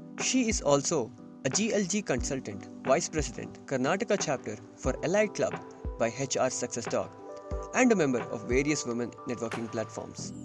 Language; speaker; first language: English; non-native, local second language; Kannada